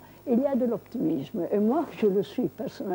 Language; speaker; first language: French; non-native, fluent; Italian